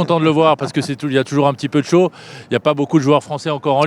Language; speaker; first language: French; native; French